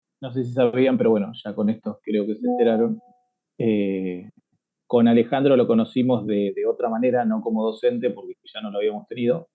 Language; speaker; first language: Spanish; native; Spanish